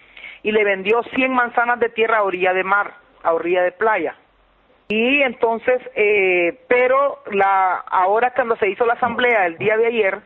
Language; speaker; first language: Spanish; native; Spanish